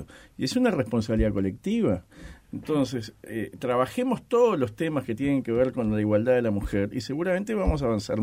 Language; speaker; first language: Spanish; native; Spanish